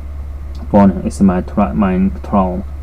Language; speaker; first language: German; non-native, learner; Japanese